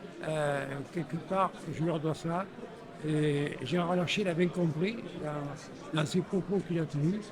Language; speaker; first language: French; native; French